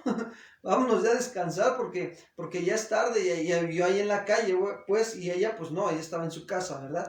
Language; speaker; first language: Spanish; native; Spanish